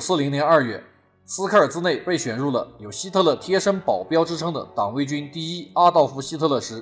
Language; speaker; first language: Chinese; native; Chinese